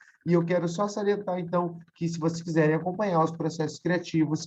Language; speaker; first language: Portuguese; native; Portuguese